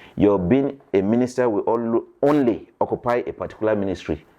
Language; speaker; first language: English; non-native, local second language; Yoruba